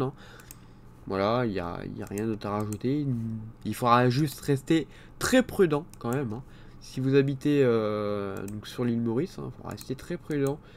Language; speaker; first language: French; native; French